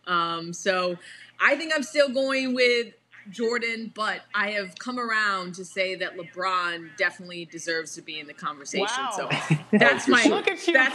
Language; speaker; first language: English; native; English